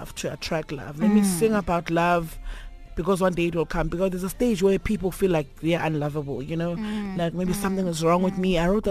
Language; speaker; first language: English; non-native, local second language; Swati